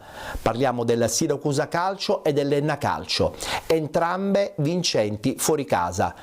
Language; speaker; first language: Italian; native; Italian